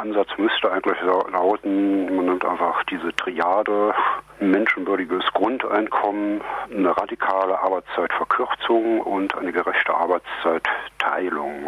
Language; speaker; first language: German; native; German